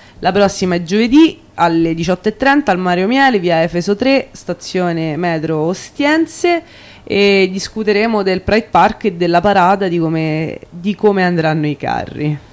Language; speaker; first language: Italian; native; Italian